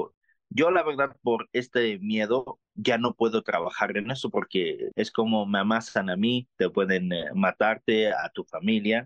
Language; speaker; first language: Spanish; non-native, learner; Arabic